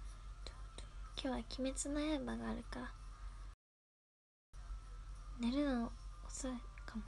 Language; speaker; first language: Japanese; native; Japanese